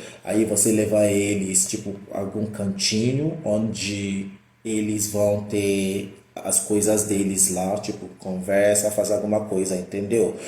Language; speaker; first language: Portuguese; non-native, fluent; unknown